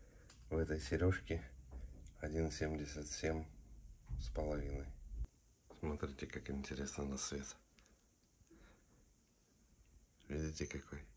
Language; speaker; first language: Russian; native; Russian